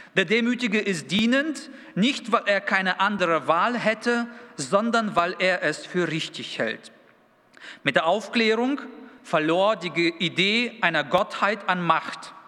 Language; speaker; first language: German; early bilingual, other home language; Russian